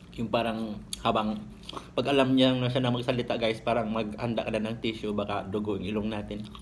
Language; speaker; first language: Filipino; non-native, local second language; Cebuano